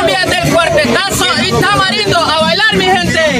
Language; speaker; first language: Spanish; native; Spanish